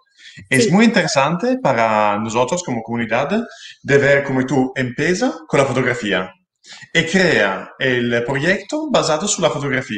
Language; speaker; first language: Spanish; non-native, learner; Italian